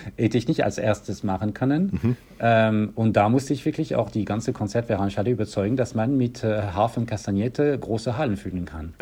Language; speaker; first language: German; non-native, fluent; French